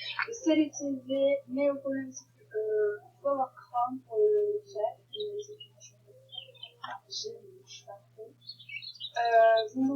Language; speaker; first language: French; native; French